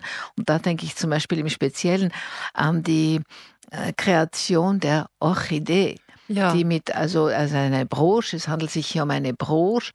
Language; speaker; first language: German; native; German